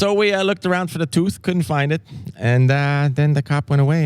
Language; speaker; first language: English; native; English